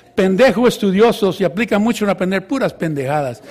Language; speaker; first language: Spanish; early bilingual, heritage; Spanish